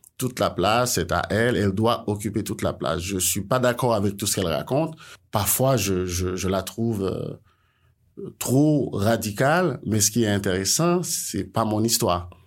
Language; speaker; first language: French; non-native, local second language; Haitian Creole